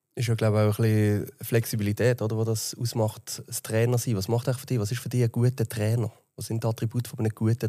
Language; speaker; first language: German; native; German